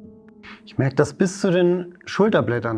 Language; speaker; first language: German; native; German